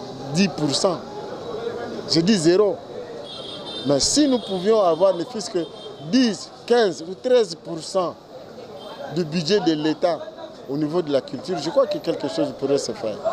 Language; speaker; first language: French; non-native, local second language; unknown